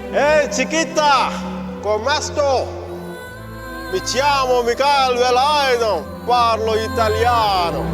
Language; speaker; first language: Italian; non-native, learner; Telugu